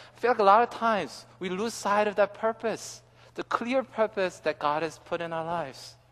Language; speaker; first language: English; early bilingual, other home language; Korean